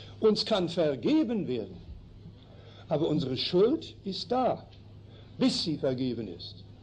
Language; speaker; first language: German; early bilingual, heritage; German